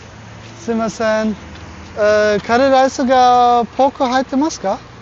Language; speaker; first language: Japanese; non-native, learner; German